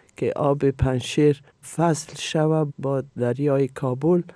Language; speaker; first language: Persian; non-native, fluent; Italian